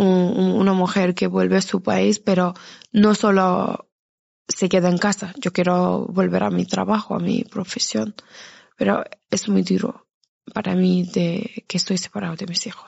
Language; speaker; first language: Spanish; non-native, fluent; Persian